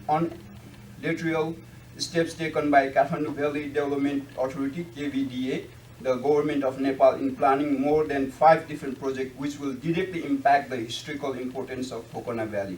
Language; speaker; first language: English; non-native, fluent; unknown